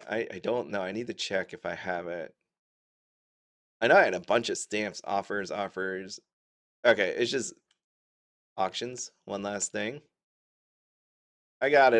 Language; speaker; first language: English; native; English